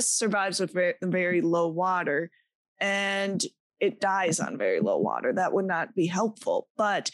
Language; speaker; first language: English; native; English